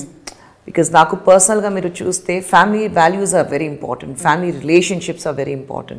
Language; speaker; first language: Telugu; non-native, fluent; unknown